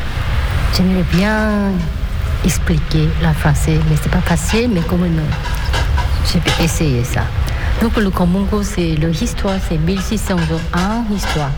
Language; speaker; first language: French; non-native, learner; Korean